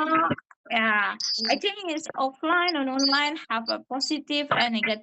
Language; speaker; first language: English; non-native, learner; Indonesian